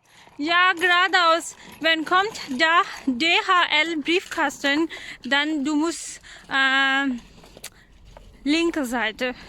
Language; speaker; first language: German; non-native, learner; Urdu